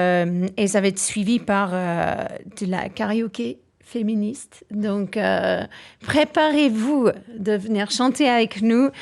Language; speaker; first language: French; non-native, fluent; English